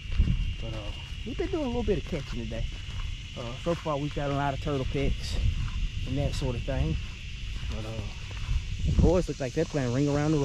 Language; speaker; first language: English; native; English